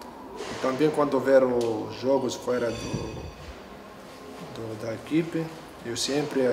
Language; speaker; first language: Portuguese; non-native, learner; Arabic